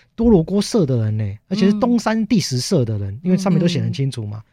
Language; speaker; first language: Chinese; native; Chinese